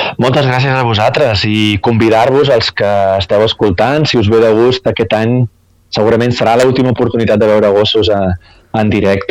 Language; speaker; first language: Catalan; native; Catalan